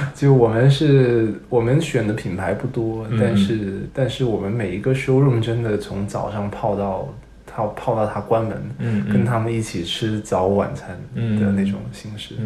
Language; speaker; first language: Chinese; non-native, local second language; Cantonese